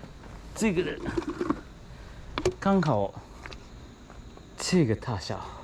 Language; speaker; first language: Chinese; non-native, learner; Japanese